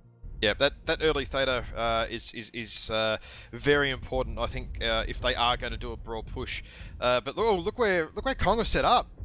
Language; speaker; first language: English; native; English